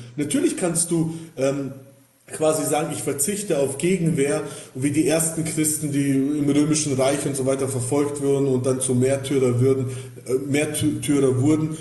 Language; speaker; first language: German; early bilingual, other home language; Bosnian